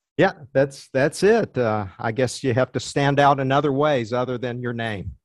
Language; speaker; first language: English; early bilingual, other home language; Chinese